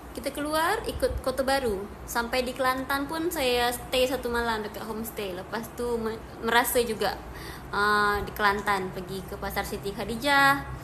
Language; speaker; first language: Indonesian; native; Indonesian